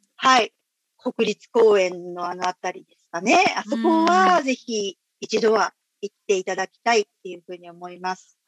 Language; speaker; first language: Japanese; native; Japanese